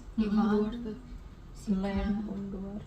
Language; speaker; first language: German; non-native, learner; Indonesian